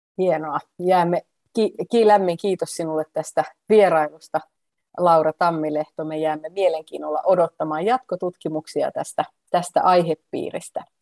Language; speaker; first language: Finnish; native; Finnish